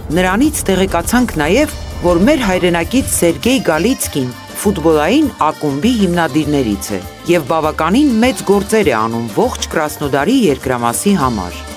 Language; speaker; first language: Armenian; native; Armenian